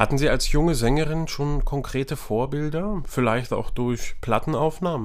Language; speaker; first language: German; native; German